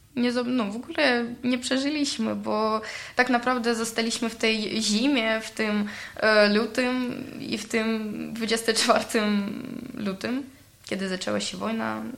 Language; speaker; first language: Polish; non-native, learner; Ukrainian